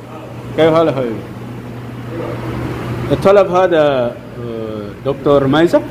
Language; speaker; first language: Arabic; non-native, learner; Indonesian